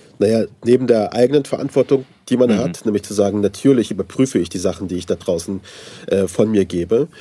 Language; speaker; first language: German; early bilingual, other home language; Persian